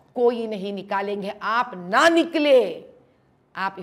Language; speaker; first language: Hindi; non-native, local second language; Telugu